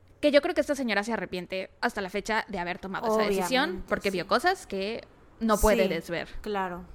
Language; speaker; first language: Spanish; native; Spanish